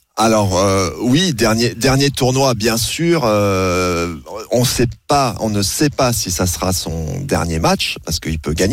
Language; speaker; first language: French; native; French